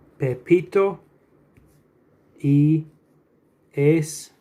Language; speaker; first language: Spanish; non-native, fluent; English